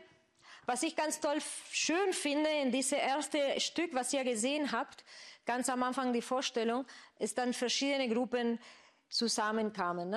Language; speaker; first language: German; non-native, fluent; Spanish